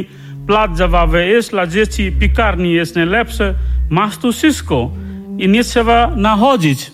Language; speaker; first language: Polish; non-native, learner; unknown